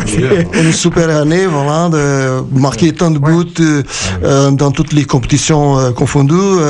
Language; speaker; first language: French; non-native, fluent; Portuguese